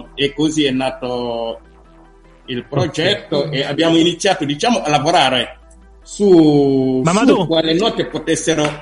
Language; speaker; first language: Italian; non-native, fluent; Wolof